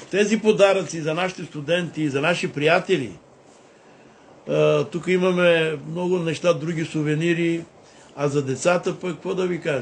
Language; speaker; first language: Bulgarian; non-native, local second language; Romany